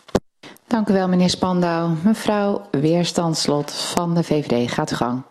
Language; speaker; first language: Dutch; native; Dutch